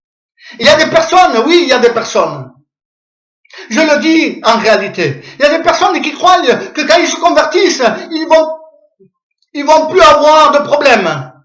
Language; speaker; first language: French; native; French